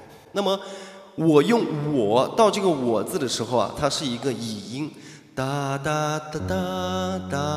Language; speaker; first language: Chinese; native; Chinese